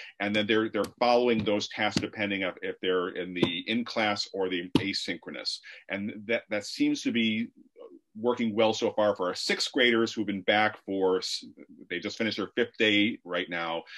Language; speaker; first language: English; native; English